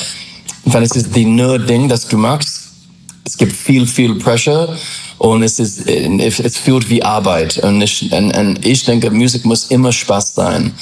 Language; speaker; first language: German; non-native, learner; English